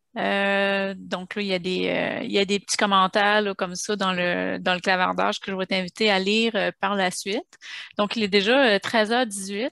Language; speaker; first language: French; native; French